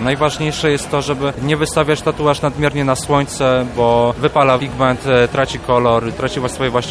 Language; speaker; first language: Polish; native; Polish